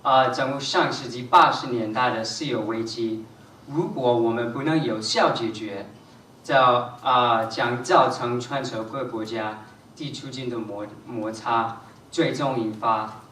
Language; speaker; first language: Chinese; non-native, fluent; English